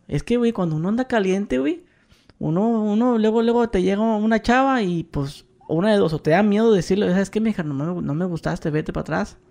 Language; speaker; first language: Spanish; native; Spanish